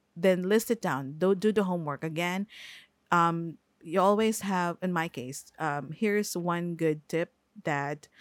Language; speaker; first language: English; non-native, local second language; Filipino